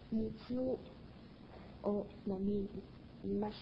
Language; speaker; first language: Japanese; non-native, learner; Chinese